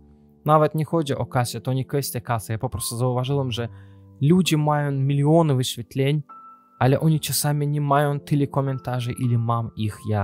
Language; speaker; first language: Polish; non-native, learner; Azerbaijani